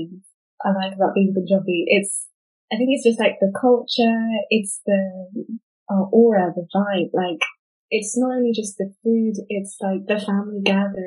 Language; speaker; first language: English; native; English